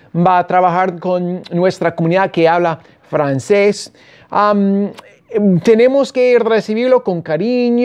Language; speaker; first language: Spanish; non-native, fluent; English